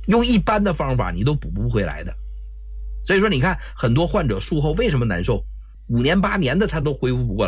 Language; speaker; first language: Chinese; native; Chinese